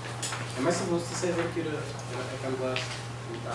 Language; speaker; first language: English; native; English